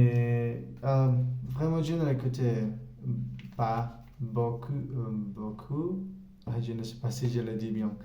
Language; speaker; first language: French; non-native, learner; Spanish